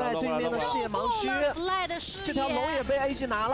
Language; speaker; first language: Chinese; native; Chinese